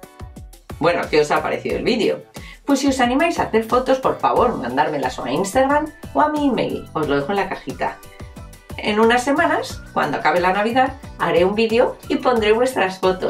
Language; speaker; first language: Spanish; native; Spanish